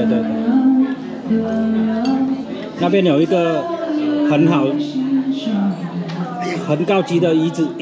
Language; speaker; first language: Chinese; non-native, fluent; Vietnamese